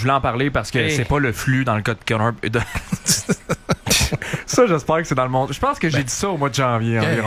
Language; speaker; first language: French; native; French